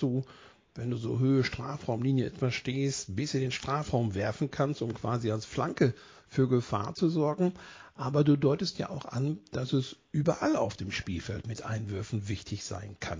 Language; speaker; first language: German; native; German